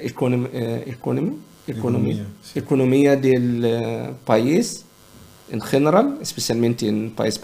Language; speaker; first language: Spanish; non-native, learner; Arabic